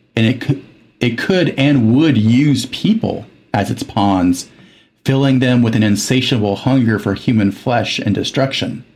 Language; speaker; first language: English; early bilingual, other home language; Spanish